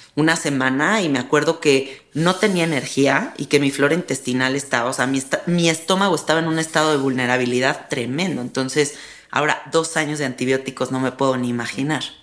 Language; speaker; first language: Spanish; native; Spanish